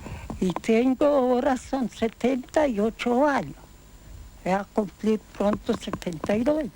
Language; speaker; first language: Spanish; non-native, learner; Ukrainian